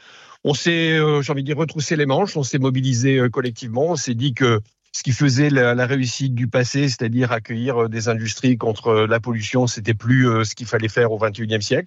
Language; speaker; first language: French; native; French